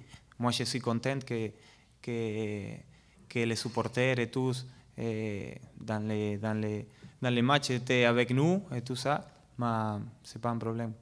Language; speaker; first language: French; non-native, learner; Spanish